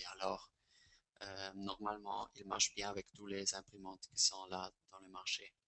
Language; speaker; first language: French; non-native, fluent; Spanish